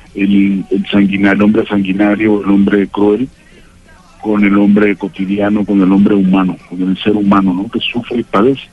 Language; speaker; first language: Spanish; native; Spanish